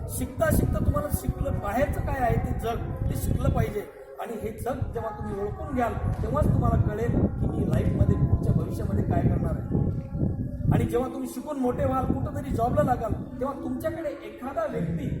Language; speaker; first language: Marathi; non-native, local second language; Lambadi